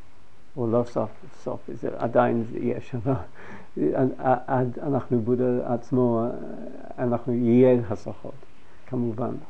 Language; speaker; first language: Hebrew; non-native, fluent; English